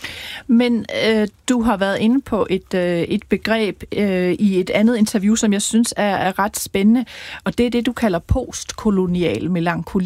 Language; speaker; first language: Danish; native; Danish